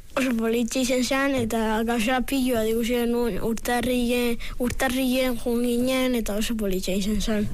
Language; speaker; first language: Basque; native; Basque